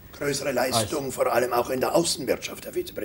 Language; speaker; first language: German; native; German